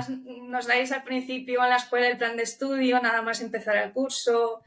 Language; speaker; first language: Spanish; early bilingual, other home language; Romanian